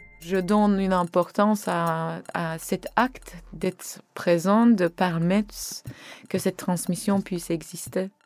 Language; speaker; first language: French; non-native, fluent; Turkish